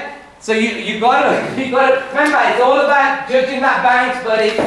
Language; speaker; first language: English; native; English